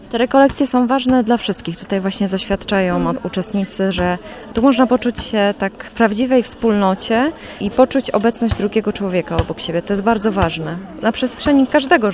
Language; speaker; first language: Polish; native; Polish